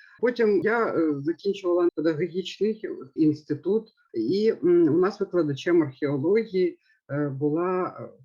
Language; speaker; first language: Ukrainian; native; Ukrainian